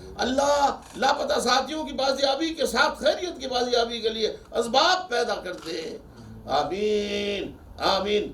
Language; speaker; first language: Urdu; native; Urdu